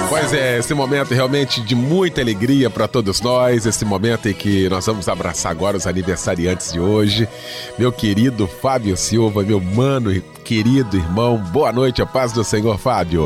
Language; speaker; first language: Portuguese; native; Portuguese